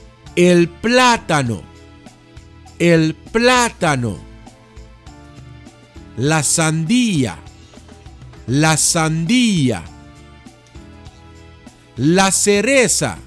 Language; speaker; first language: Spanish; non-native, fluent; Dutch